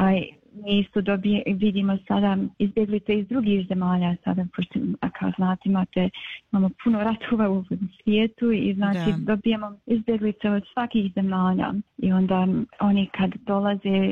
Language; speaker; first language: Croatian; early bilingual, heritage; Bosnian